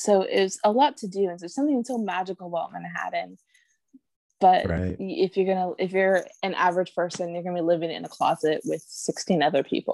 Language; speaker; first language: English; native; English